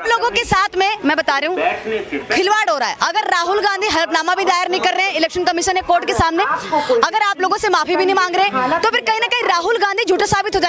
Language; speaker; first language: Hindi; native; Hindi